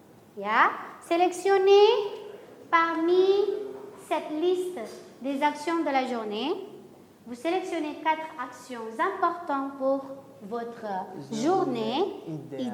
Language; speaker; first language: French; non-native, fluent; Indonesian